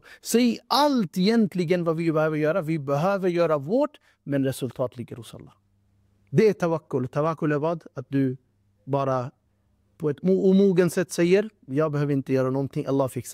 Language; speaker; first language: Swedish; non-native, fluent; Urdu